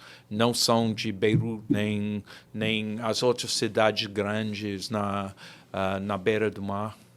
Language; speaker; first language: Portuguese; non-native, fluent; English